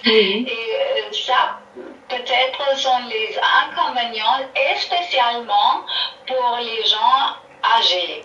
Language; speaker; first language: French; non-native, learner; German